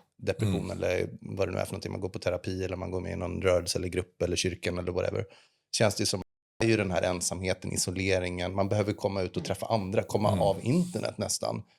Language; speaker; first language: Swedish; native; Swedish